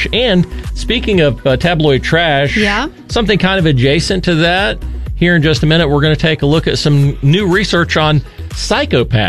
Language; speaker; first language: English; native; English